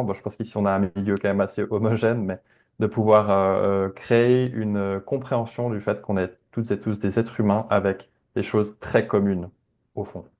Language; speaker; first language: French; native; French